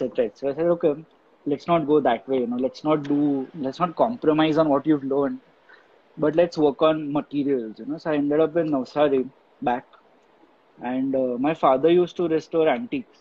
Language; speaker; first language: English; non-native, local second language; Gujarati